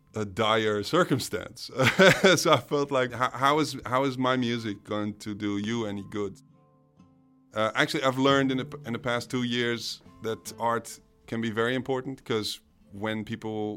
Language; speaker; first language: English; non-native, fluent; Dutch